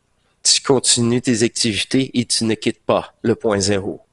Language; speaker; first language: French; native; French